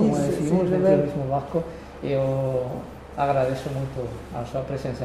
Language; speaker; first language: Portuguese; non-native, fluent; Spanish